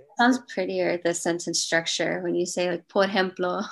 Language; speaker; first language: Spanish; non-native, learner; English